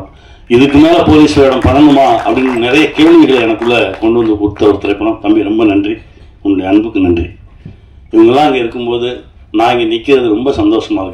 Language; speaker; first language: Tamil; native; Tamil